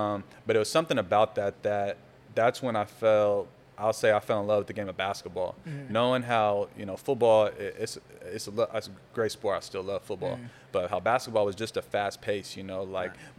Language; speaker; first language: English; native; English